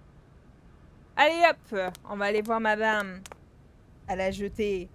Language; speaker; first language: French; native; French